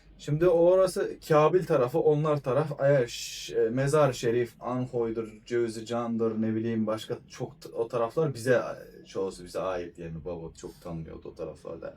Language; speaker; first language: Turkish; non-native, fluent; Persian